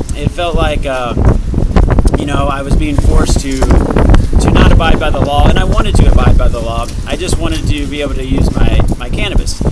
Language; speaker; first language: English; native; English